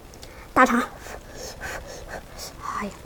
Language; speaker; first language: Chinese; native; Chinese